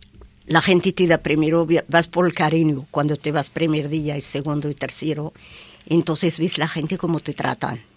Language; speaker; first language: Spanish; non-native, learner; Arabic